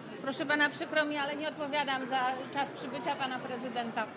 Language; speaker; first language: Polish; native; Polish